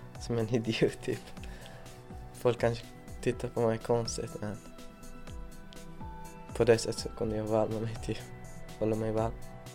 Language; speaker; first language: Swedish; non-native, fluent; Persian